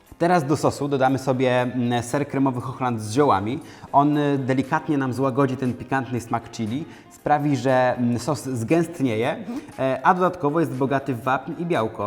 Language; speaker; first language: Polish; native; Polish